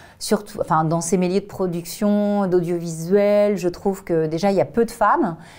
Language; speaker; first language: French; native; French